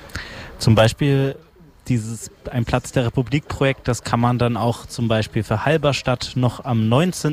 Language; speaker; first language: German; native; German